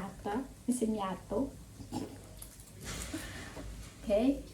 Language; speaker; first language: Italian; non-native, learner; Filipino